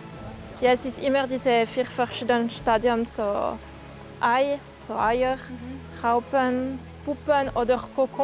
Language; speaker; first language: German; non-native, local second language; French